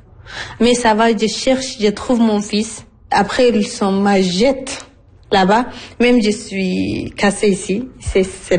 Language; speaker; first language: French; non-native, learner; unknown